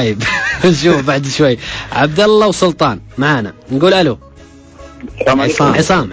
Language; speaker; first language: Arabic; native; Arabic